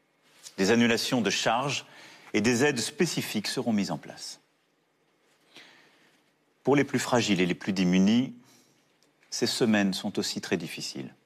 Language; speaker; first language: French; native; French